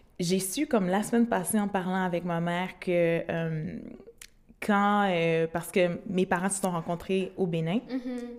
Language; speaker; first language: French; native; French